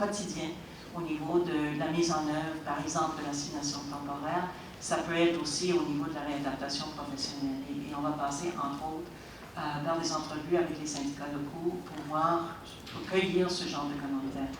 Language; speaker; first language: French; native; French